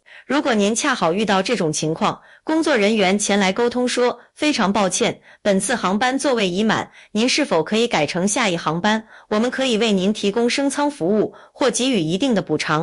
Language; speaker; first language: Chinese; native; Chinese